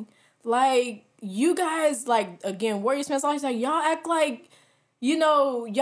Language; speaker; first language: English; native; English